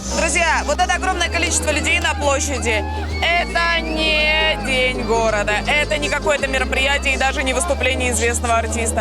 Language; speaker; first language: Russian; native; Russian